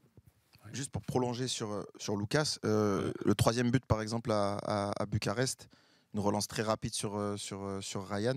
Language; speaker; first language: French; native; French